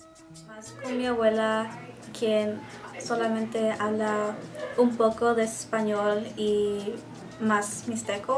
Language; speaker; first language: Spanish; early bilingual, heritage; Spanish